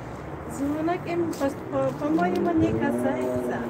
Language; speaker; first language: Russian; non-native, learner; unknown